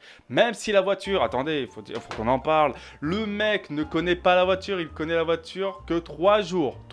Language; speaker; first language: French; native; French